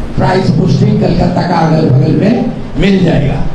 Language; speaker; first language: Hindi; non-native, local second language; Bangla